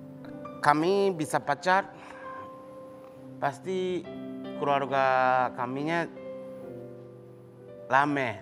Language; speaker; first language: Indonesian; non-native, learner; Japanese